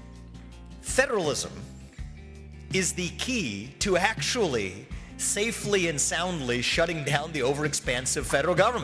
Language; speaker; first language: English; native; English